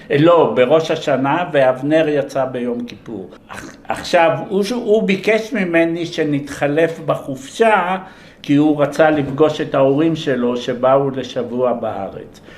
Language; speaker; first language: Hebrew; early bilingual, other home language; Polish